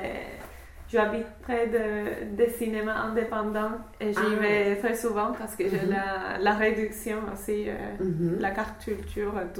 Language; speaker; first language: French; non-native, fluent; English